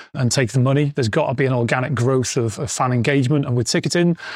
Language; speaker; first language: English; native; English